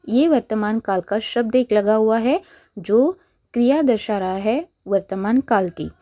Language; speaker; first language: Hindi; non-native, local second language; Marathi